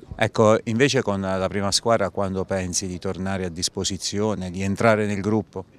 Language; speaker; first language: Italian; native; Italian